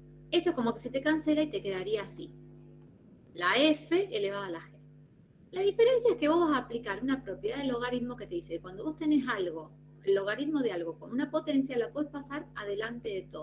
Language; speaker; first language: Spanish; native; Spanish